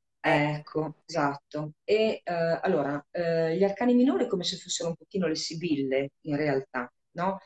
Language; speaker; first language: Italian; native; Italian